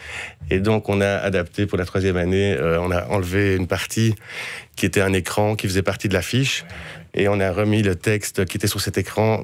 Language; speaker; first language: French; native; French